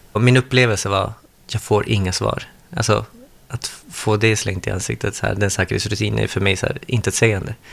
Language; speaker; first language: Swedish; early bilingual, other home language; Spanish